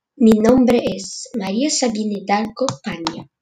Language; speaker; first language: Spanish; non-native, learner; Portuguese